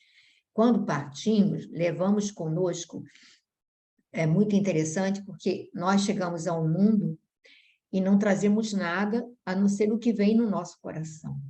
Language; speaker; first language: Portuguese; native; Portuguese